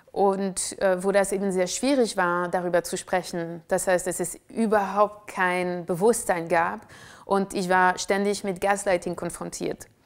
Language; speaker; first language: German; non-native, fluent; French